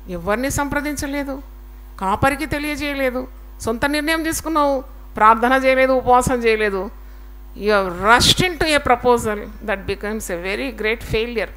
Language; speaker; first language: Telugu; native; Telugu